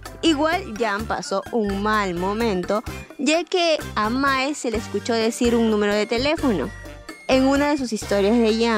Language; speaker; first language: Spanish; native; Spanish